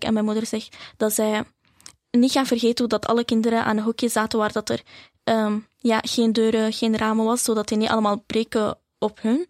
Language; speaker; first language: Dutch; early bilingual, other home language; Arabic